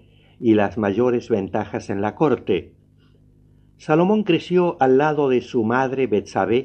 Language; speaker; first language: Spanish; native; Spanish